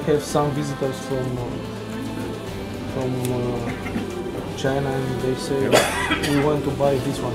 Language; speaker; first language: English; non-native, fluent; Romanian